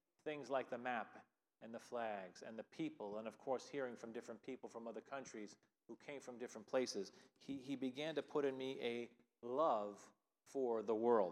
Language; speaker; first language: English; native; English